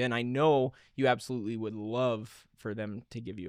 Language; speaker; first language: English; native; English